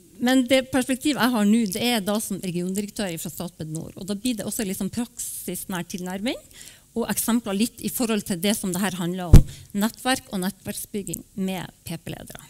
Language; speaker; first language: Norwegian; native; Norwegian